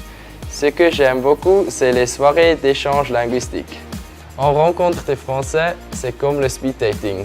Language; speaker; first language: French; non-native, fluent; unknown